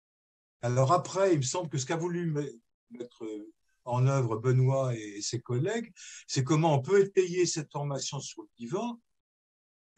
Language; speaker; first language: French; native; French